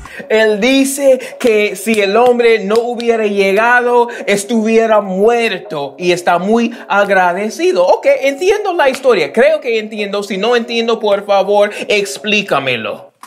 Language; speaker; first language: Spanish; non-native, fluent; English